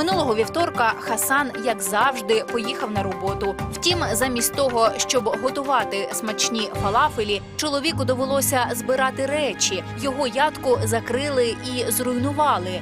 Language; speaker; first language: Ukrainian; native; Ukrainian